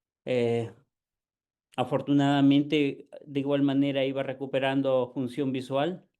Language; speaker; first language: Spanish; native; Spanish